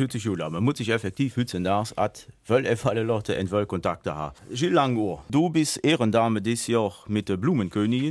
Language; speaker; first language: German; native; German